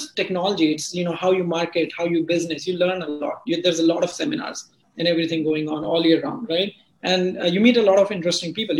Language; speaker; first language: English; non-native, local second language; Hindi